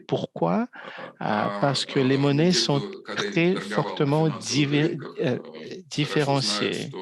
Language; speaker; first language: French; non-native, fluent; Russian